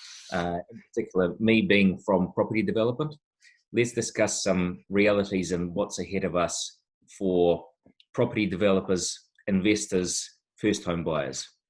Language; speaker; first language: English; non-native, fluent; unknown